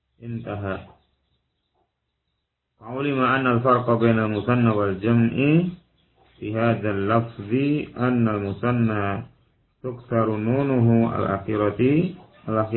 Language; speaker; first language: Arabic; non-native, fluent; Indonesian